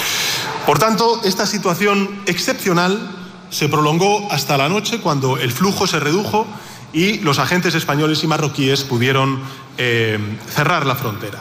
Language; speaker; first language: Spanish; native; Spanish